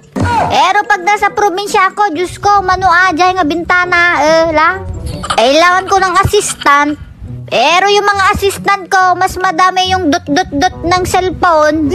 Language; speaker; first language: Filipino; non-native, local second language; Iloko